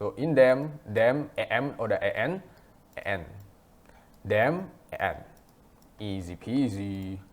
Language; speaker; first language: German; non-native, fluent; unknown